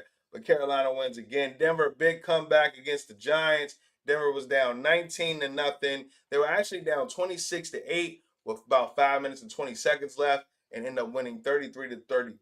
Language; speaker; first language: English; native; English